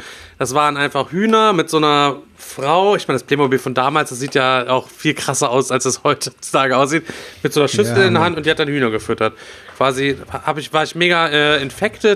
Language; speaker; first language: German; native; German